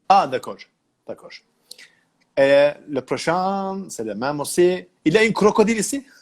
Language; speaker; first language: French; non-native, learner; Turkish